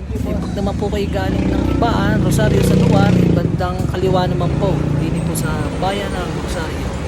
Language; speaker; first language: Filipino; native; Filipino